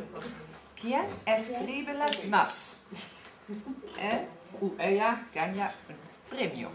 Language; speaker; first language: Spanish; non-native, learner; Dutch